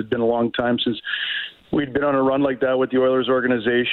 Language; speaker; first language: English; native; English